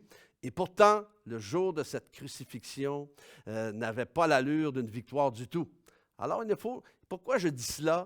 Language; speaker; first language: French; native; French